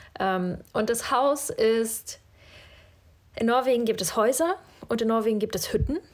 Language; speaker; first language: German; early bilingual, other home language; Russian